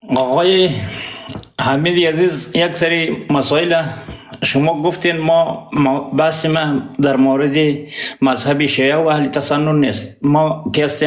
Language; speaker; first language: Persian; non-native, local second language; Pashto